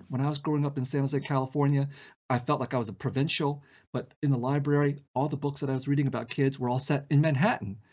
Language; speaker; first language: English; early bilingual, other home language; Vietnamese